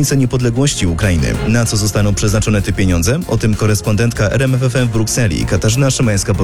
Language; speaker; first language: Polish; native; Polish